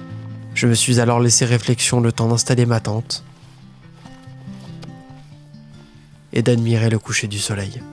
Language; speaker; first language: French; native; French